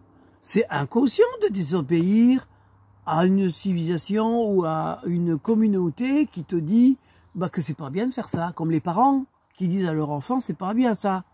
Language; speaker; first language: French; native; French